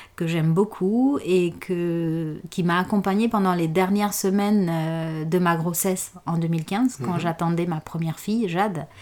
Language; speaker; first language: French; non-native, local second language; Fula